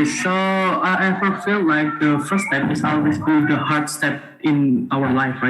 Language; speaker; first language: English; non-native, local second language; Indonesian